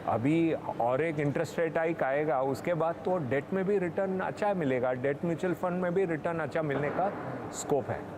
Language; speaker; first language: Hindi; non-native, local second language; Tamil